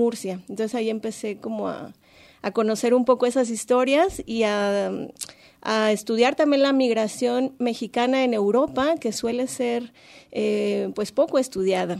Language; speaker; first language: Spanish; native; Spanish